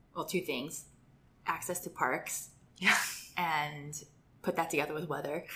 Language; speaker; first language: English; native; English